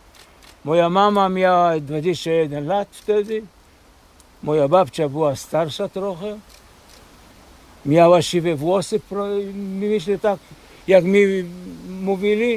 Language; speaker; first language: Polish; early bilingual, heritage; Polish